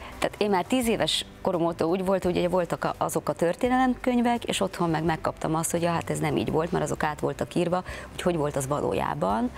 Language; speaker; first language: Hungarian; early bilingual, other home language; Czech